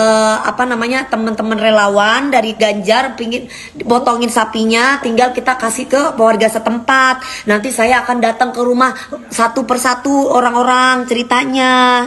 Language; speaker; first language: Indonesian; native; Indonesian